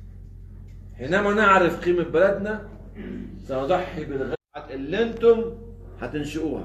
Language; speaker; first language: Arabic; native; Arabic